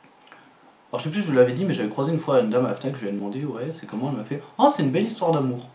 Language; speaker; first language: French; native; French